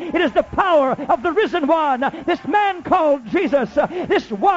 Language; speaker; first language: English; native; English